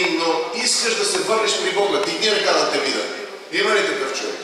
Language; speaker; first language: Bulgarian; native; Bulgarian